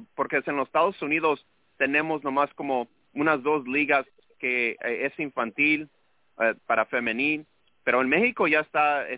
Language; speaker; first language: Spanish; early bilingual, other home language; English